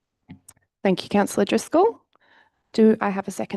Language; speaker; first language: English; native; English